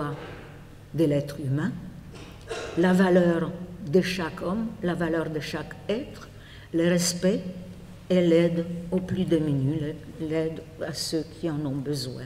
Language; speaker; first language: French; non-native, fluent; Polish